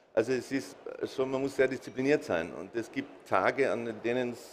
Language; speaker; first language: German; native; German